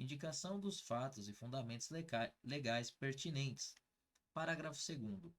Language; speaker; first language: Portuguese; native; Portuguese